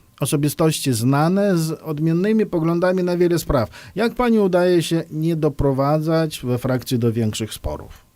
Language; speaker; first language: Polish; native; Polish